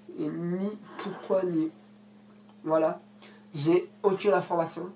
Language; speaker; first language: French; early bilingual, other home language; Russian